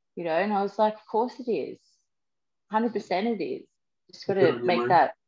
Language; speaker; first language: English; native; English